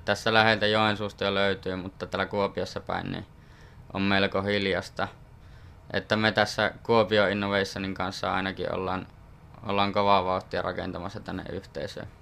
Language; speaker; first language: Finnish; native; Finnish